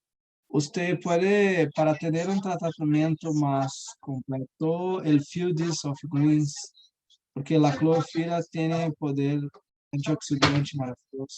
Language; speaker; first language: Spanish; non-native, learner; Portuguese